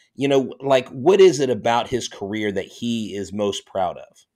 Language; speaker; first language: English; native; English